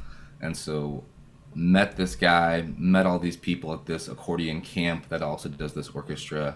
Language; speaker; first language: English; native; English